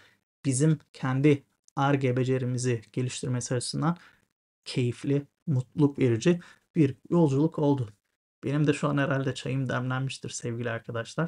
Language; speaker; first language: Turkish; native; Turkish